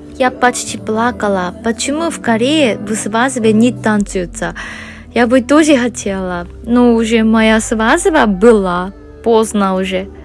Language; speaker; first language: Russian; non-native, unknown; Korean